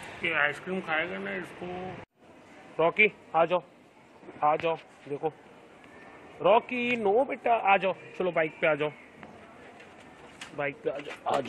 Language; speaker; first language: Hindi; native; Hindi